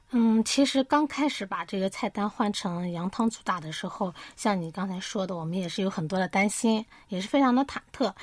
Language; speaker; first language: Chinese; native; Chinese